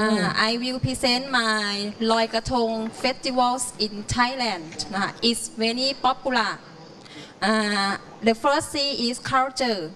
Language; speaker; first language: English; non-native, learner; Thai